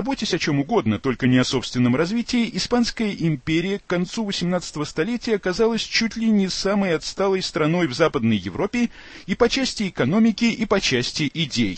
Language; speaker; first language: Russian; native; Russian